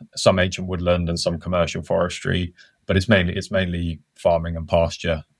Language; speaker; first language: English; native; English